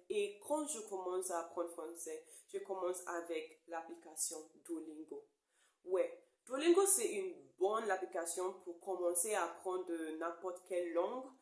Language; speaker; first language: French; non-native, learner; English